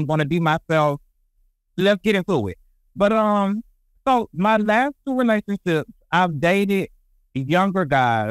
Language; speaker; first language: English; native; English